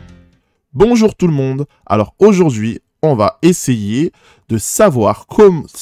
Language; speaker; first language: French; native; French